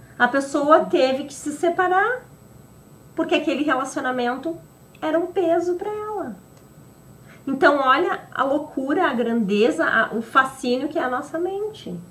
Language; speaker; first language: Portuguese; native; Portuguese